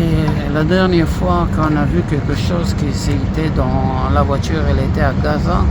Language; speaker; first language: French; non-native, learner; Hebrew